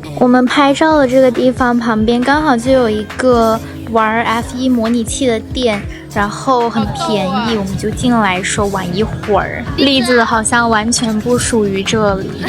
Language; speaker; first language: Chinese; native; Chinese